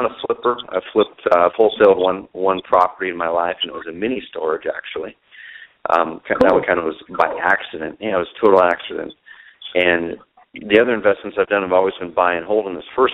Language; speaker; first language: English; native; English